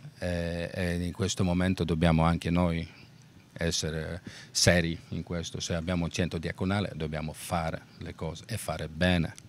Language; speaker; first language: Italian; non-native, learner; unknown